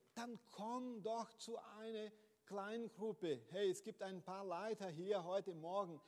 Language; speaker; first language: German; non-native, fluent; Portuguese